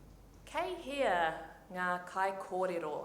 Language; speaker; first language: Māori; non-native, local second language; English